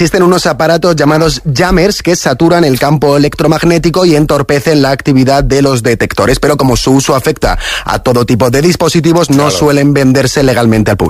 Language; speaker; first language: Spanish; native; Spanish